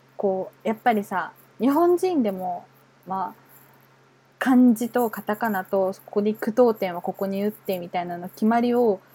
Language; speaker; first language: Japanese; native; Japanese